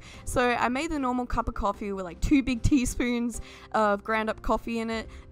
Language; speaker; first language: English; native; English